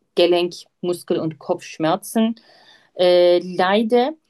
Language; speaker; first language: German; non-native, learner; Turkish